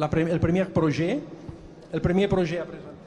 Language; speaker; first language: French; non-native, fluent; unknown